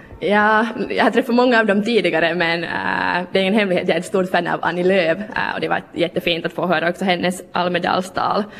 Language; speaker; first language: Swedish; native; Swedish